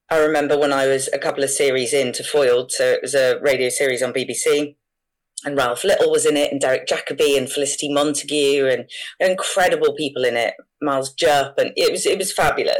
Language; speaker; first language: English; native; English